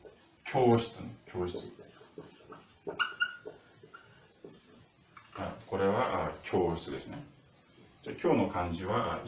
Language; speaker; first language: Japanese; non-native, fluent; Russian